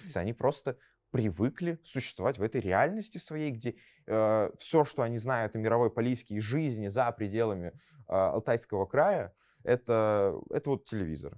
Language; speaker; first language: Russian; native; Russian